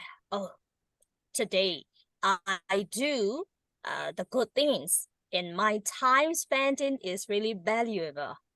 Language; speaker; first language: English; non-native, learner; Burmese